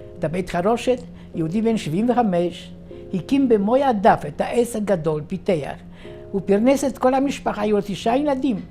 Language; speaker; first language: Hebrew; non-native, fluent; Yiddish